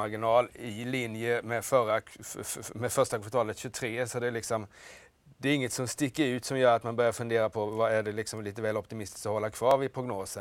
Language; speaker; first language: Swedish; native; Swedish